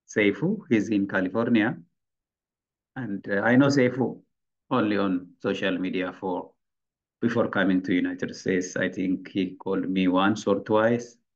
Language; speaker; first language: English; non-native, fluent; Amharic